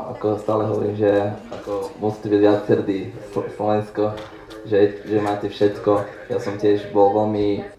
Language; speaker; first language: Slovak; non-native, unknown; Somali